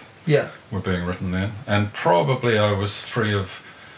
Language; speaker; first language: English; native; English